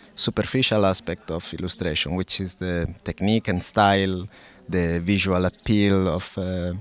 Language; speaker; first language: English; non-native, fluent; Italian